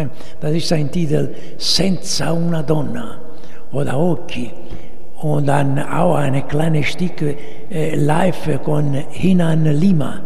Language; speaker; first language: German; non-native, learner; Italian